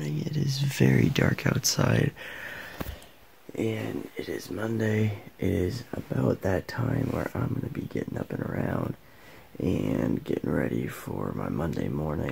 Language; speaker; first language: English; native; English